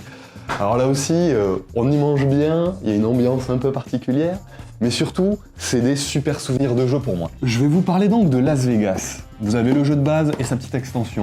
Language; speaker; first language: French; native; French